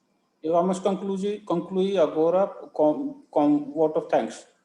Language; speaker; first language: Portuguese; non-native, learner; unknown